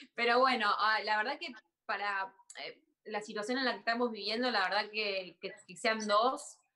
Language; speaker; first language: Spanish; native; Spanish